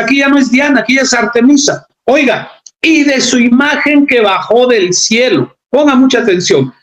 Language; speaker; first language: Spanish; native; Spanish